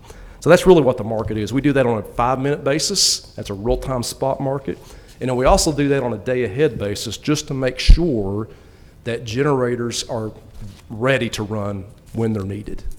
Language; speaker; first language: English; native; English